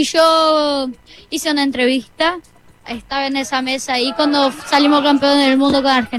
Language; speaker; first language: Portuguese; early bilingual, heritage; Portuguese